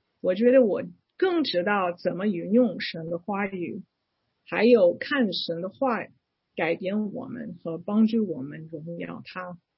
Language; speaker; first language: Chinese; non-native, fluent; English